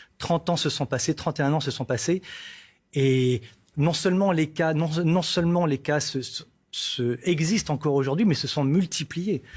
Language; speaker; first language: French; native; French